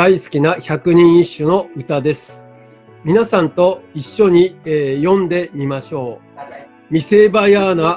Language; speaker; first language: Japanese; native; Japanese